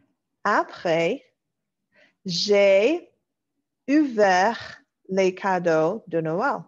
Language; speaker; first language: French; non-native, fluent; English